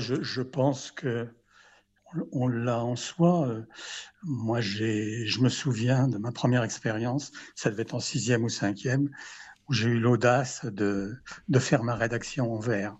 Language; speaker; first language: French; native; French